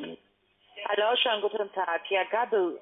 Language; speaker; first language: German; non-native, fluent; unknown